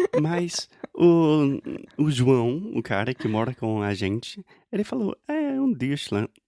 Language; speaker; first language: Portuguese; non-native, fluent; English